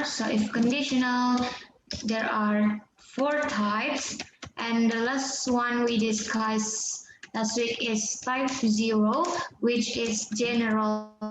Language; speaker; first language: English; non-native, fluent; Indonesian